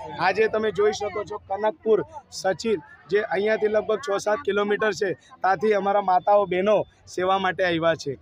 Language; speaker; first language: Gujarati; non-native, local second language; Marathi